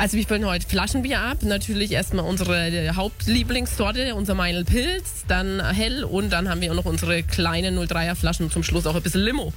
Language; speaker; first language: German; native; German